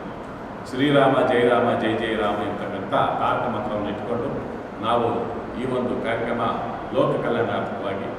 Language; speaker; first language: Kannada; native; Kannada